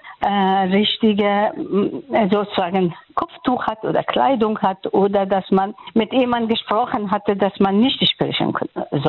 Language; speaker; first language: German; non-native, fluent; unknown